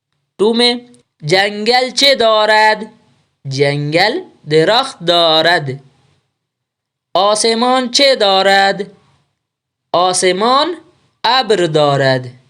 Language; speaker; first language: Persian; non-native, fluent; Urdu